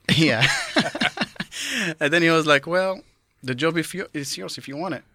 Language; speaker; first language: English; non-native, fluent; Arabic